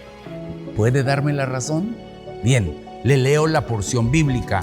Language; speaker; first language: Spanish; native; Spanish